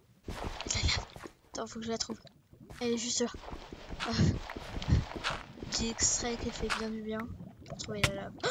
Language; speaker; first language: French; native; French